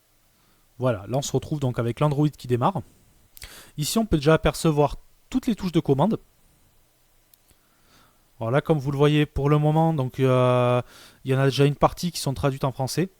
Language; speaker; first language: French; native; French